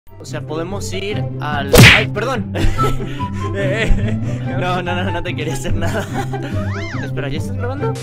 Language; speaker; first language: Spanish; native; Spanish